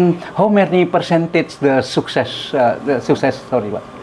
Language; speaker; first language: English; non-native, learner; Indonesian